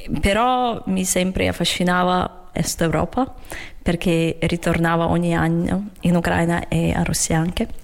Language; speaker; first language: Italian; non-native, fluent; Russian